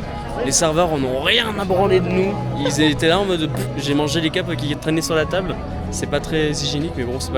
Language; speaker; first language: French; native; French